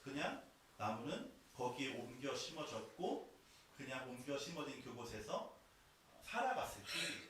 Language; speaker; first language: Korean; native; Korean